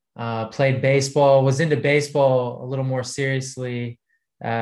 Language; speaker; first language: English; native; English